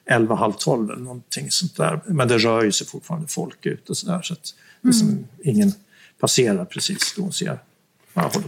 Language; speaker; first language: Swedish; native; Swedish